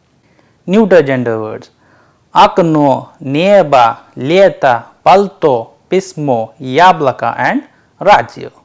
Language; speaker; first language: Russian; non-native, fluent; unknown